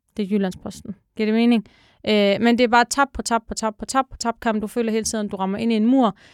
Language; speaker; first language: Danish; early bilingual, other home language; Arabic